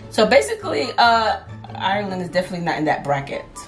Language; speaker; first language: English; native; English